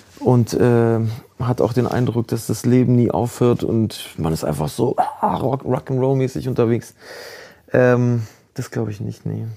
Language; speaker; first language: German; early bilingual, other home language; Polish